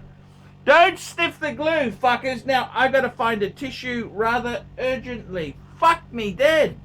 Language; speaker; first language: English; native; English